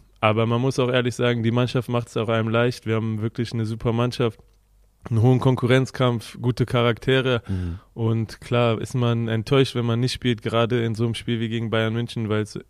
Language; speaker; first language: German; native; German